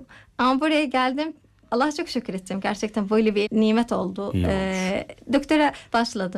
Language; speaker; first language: Turkish; non-native, learner; Arabic